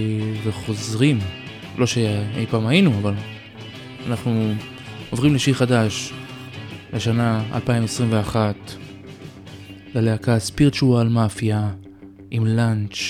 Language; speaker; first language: Hebrew; native; Hebrew